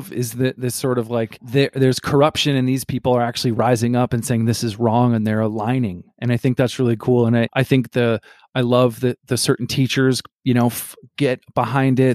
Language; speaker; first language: English; native; English